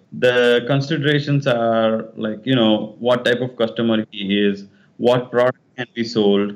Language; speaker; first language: English; non-native, local second language; Kannada